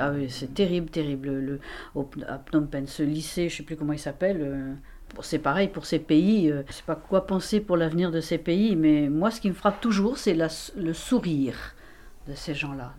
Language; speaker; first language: French; native; French